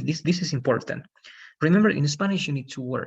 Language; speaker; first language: English; non-native, fluent; Spanish